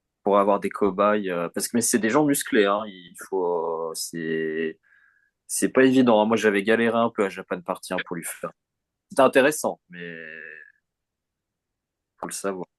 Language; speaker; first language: French; native; French